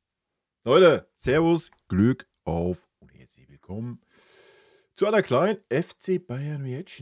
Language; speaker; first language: German; native; German